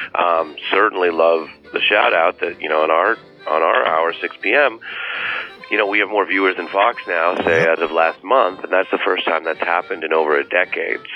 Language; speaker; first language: English; native; English